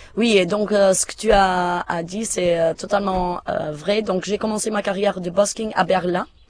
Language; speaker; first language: French; non-native, fluent; Portuguese